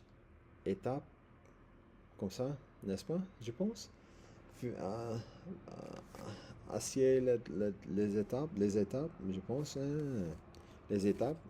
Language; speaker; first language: French; non-native, learner; English